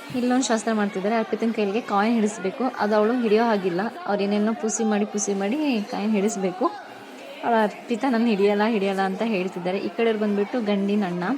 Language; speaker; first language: Kannada; non-native, local second language; Lambadi